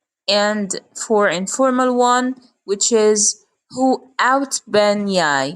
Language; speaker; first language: Dutch; non-native, learner; Arabic